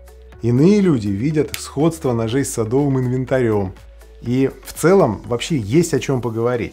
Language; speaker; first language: Russian; native; Russian